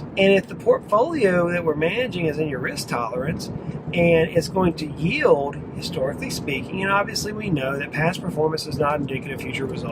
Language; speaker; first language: English; native; English